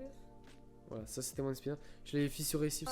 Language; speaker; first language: French; native; French